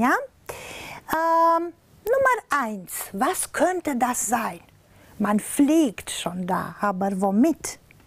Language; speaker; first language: German; non-native, fluent; Romanian